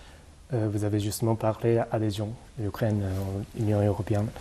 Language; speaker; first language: French; non-native, fluent; Japanese